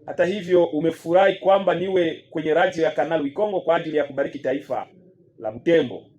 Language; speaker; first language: Swahili; native; Swahili